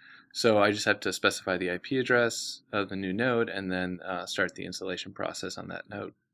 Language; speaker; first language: English; native; English